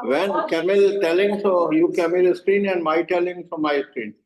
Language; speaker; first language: English; non-native, learner; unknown